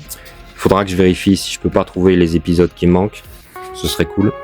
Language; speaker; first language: French; native; French